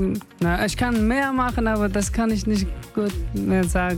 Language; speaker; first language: German; non-native, learner; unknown